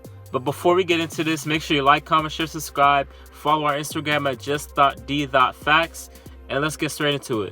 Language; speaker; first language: English; native; English